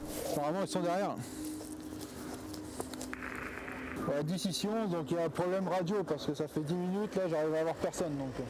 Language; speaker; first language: French; native; French